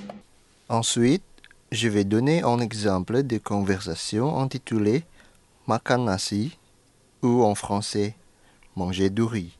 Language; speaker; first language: French; non-native, fluent; Indonesian